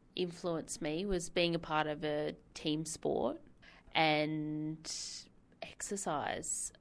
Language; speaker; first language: English; native; English